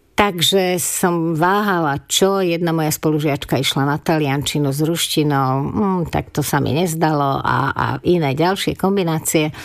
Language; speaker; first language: Slovak; non-native, local second language; Hungarian